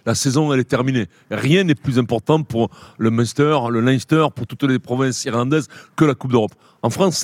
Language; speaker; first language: French; native; French